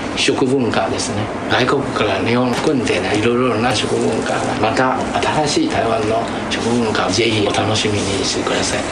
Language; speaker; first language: Japanese; non-native, fluent; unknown